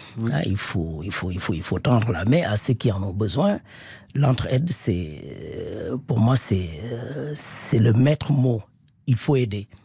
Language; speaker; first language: French; non-native, local second language; Wolof